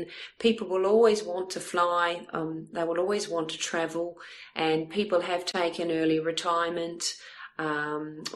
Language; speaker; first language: English; native; English